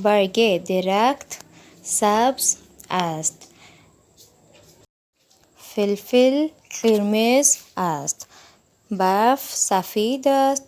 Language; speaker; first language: Persian; non-native, fluent; Urdu